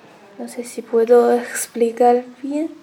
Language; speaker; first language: Spanish; non-native, learner; Chinese